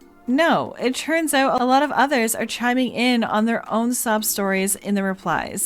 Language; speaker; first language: English; native; English